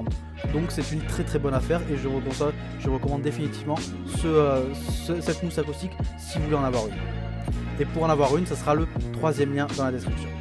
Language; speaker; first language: French; native; French